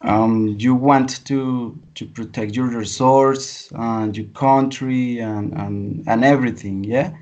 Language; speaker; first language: English; non-native, learner; Spanish